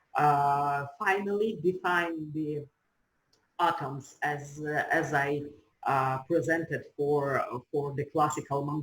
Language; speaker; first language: English; non-native, fluent; Ukrainian